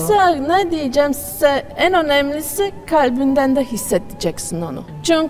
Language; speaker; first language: Turkish; non-native, learner; Latvian